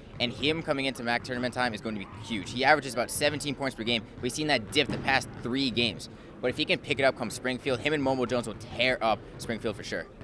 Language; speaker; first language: English; native; English